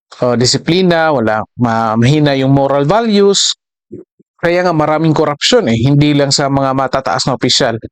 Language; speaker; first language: Filipino; native; Filipino